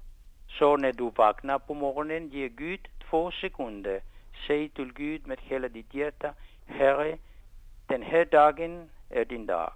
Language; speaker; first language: Swedish; non-native, fluent; Spanish